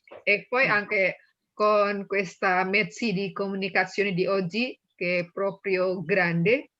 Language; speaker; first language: Italian; non-native, fluent; Indonesian